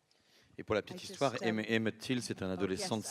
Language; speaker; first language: French; native; French